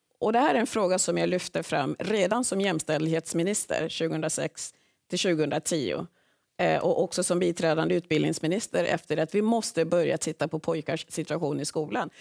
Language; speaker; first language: Swedish; early bilingual, other home language; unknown